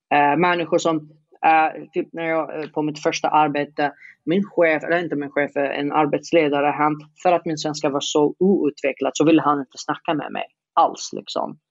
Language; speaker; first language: Swedish; non-native, fluent; Arabic